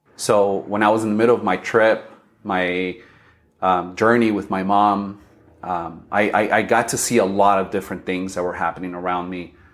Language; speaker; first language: English; early bilingual, other home language; Spanish